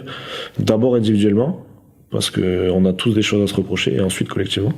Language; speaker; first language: French; native; French